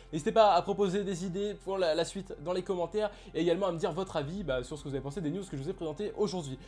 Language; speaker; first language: French; native; French